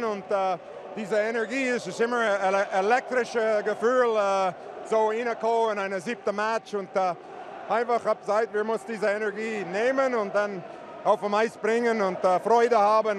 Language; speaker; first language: German; non-native, fluent; English